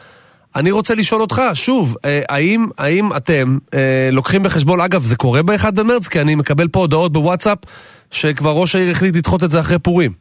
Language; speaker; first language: Hebrew; native; Hebrew